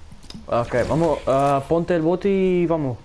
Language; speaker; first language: Spanish; non-native, learner; English